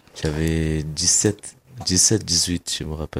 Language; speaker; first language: French; non-native, fluent; Kabuverdianu